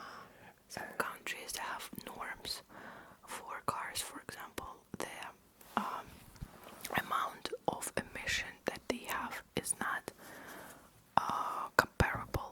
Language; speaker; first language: English; non-native, fluent; Russian